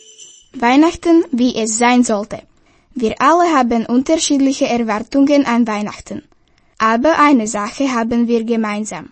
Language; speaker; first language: German; non-native, fluent; Slovak